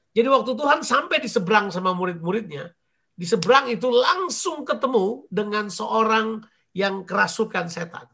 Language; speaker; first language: Indonesian; native; Indonesian